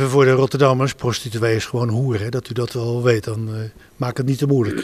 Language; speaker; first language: Dutch; native; Dutch